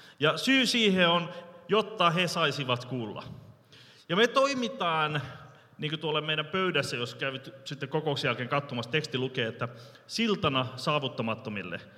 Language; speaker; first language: Finnish; early bilingual, heritage; Finnish